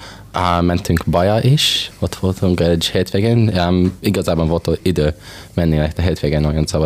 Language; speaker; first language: Hungarian; early bilingual, heritage; English